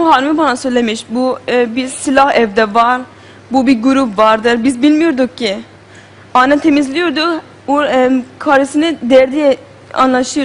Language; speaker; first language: Turkish; non-native, learner; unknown